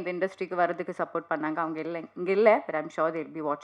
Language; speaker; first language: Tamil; non-native, learner; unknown